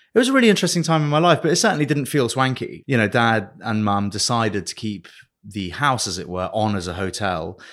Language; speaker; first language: English; early bilingual, other home language; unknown